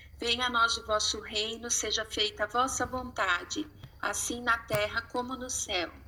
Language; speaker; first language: Portuguese; native; Portuguese